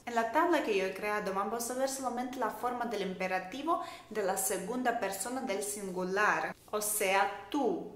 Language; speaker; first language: Spanish; non-native, fluent; Russian